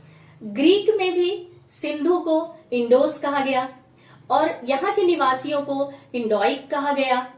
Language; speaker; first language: Hindi; native; Hindi